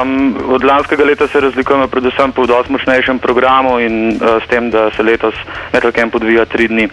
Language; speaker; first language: Slovenian; native; Slovenian